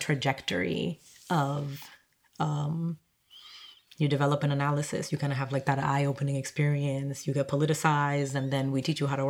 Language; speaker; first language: English; non-native, fluent; Spanish